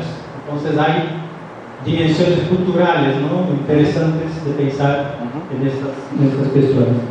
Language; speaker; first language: Spanish; non-native, fluent; Portuguese